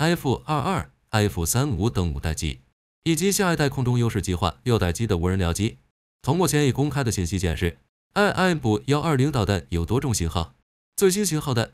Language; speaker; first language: Chinese; native; Chinese